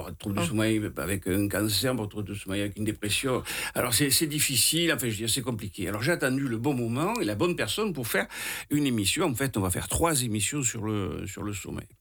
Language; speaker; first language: French; native; French